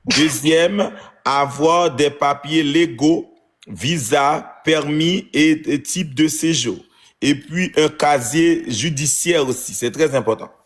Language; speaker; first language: French; non-native, local second language; Haitian Creole